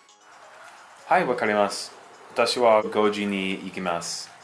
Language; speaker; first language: Japanese; non-native, learner; English